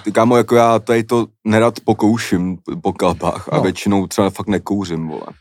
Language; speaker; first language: Czech; native; Czech